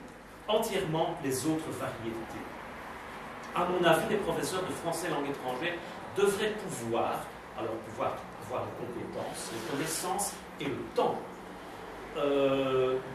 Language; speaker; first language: French; native; French